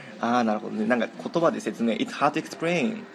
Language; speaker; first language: English; non-native, learner; Japanese